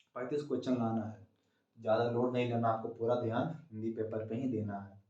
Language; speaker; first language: Hindi; native; Hindi